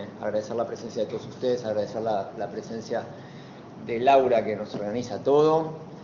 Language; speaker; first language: Spanish; native; Spanish